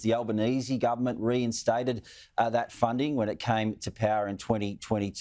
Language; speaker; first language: English; native; English